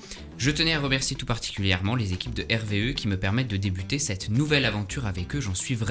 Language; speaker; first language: French; native; French